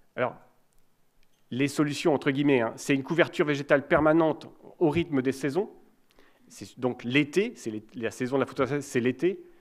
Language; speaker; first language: French; native; French